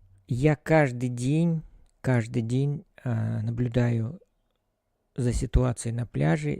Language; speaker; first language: Russian; native; Russian